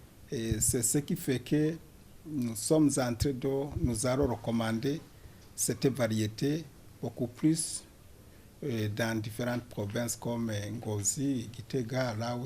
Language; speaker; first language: French; non-native, local second language; Rundi